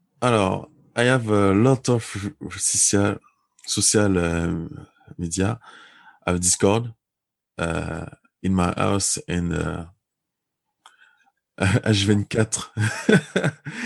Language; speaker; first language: English; non-native, learner; French